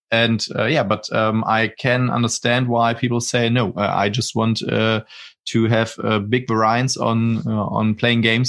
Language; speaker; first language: English; non-native, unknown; German